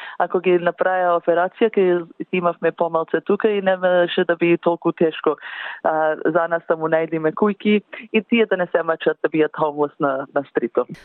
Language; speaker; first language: Macedonian; early bilingual, heritage; English